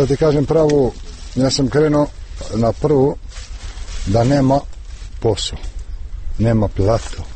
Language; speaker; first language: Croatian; non-native, local second language; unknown